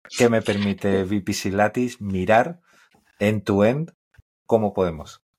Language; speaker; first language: Spanish; native; Spanish